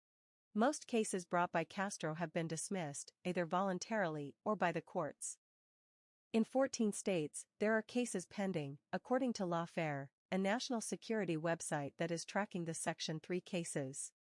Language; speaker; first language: English; native; English